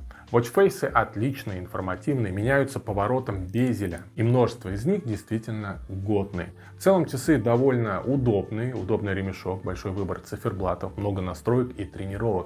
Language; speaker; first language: Russian; native; Russian